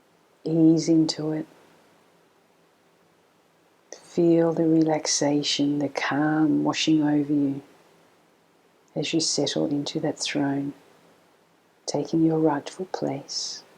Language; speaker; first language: English; native; English